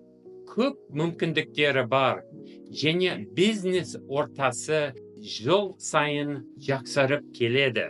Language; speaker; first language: Kazakh; non-native, fluent; English